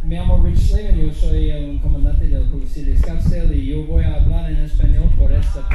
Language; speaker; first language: Spanish; non-native, learner; English